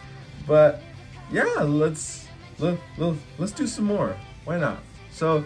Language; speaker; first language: English; native; English